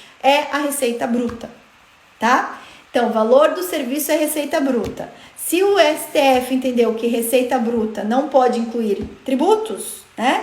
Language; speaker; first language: Portuguese; native; Portuguese